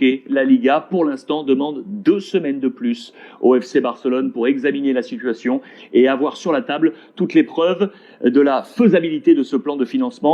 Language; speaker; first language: French; native; French